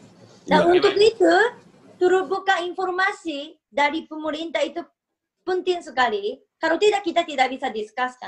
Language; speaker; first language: Indonesian; non-native, fluent; Japanese